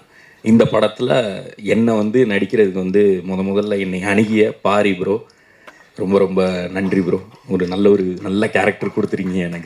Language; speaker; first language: Tamil; native; Tamil